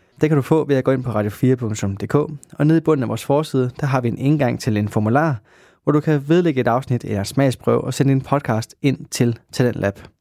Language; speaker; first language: Danish; native; Danish